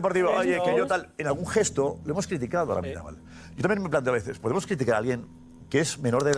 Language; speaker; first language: Spanish; native; Spanish